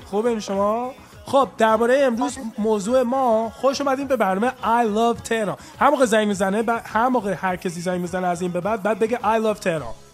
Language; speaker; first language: Persian; early bilingual, heritage; English